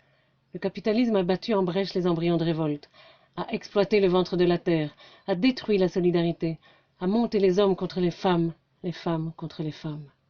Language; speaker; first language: French; native; French